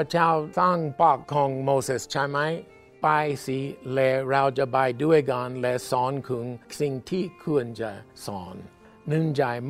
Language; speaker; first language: Thai; non-native, fluent; English